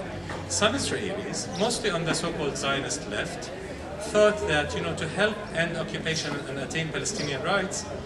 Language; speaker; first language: English; non-native, fluent; Arabic